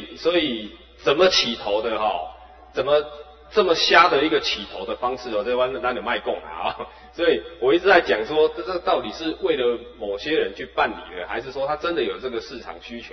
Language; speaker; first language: Chinese; native; Chinese